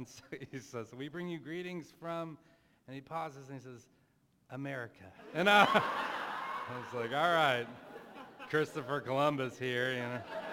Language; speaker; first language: English; native; English